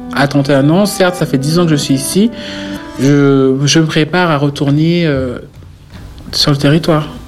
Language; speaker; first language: French; native; French